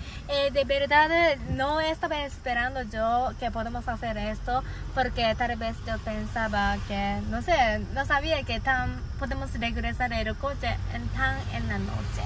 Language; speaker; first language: Spanish; non-native, learner; Japanese